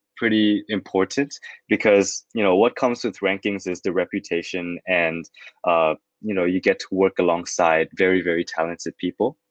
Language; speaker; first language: English; non-native, fluent; Thai